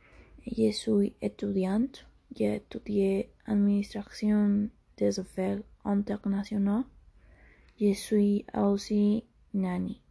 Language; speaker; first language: French; non-native, learner; Spanish